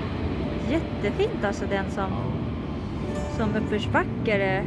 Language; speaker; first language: Swedish; non-native, learner; Japanese